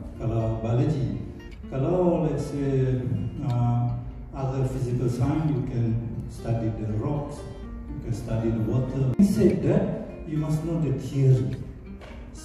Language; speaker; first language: English; non-native, local second language; Malay